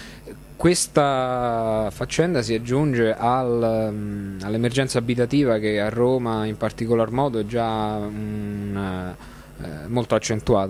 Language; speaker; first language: Italian; native; Italian